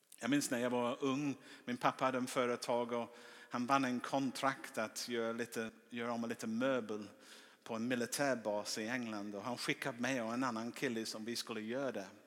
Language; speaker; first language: Swedish; non-native, fluent; English